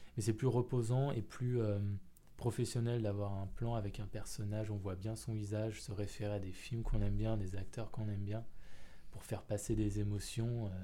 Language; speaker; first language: French; native; French